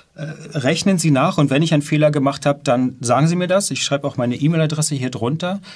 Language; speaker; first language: German; native; German